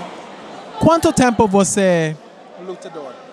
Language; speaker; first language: Portuguese; non-native, learner; English